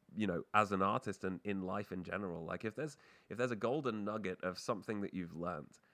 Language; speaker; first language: English; native; English